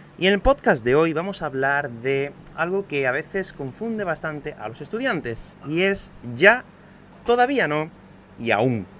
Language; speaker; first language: Spanish; native; Spanish